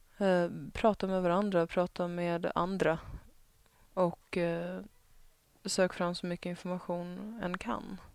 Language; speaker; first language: Swedish; native; Swedish